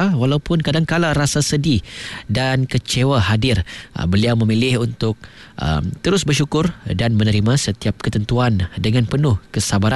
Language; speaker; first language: Malay; native; Malay